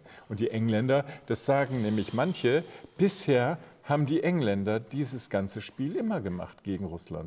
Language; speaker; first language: German; native; German